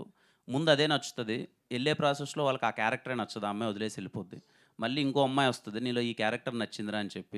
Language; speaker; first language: Telugu; native; Telugu